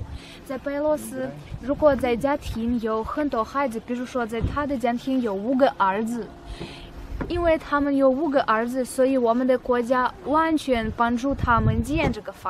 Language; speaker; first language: Chinese; non-native, fluent; Russian